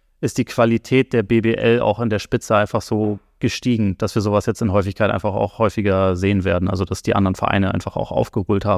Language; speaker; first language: German; native; German